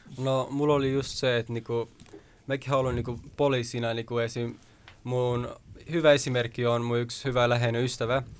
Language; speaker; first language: Finnish; early bilingual, other home language; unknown